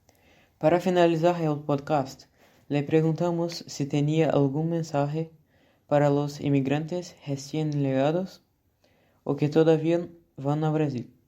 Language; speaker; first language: Spanish; non-native, learner; Portuguese